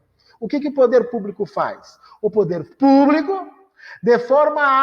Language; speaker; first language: Portuguese; native; Portuguese